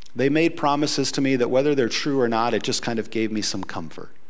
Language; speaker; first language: English; native; English